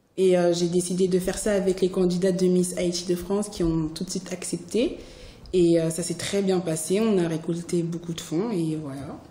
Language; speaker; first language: French; early bilingual, other home language; Haitian Creole